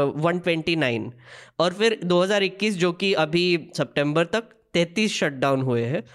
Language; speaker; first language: Hindi; non-native, local second language; Marathi